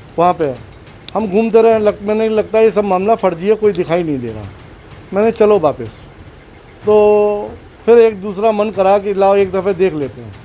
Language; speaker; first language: Hindi; native; Hindi